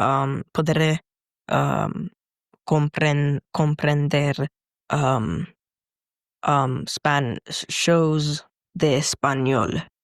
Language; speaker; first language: Spanish; non-native, learner; English